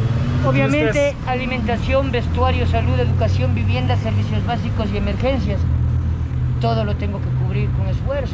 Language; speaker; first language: Spanish; native; Spanish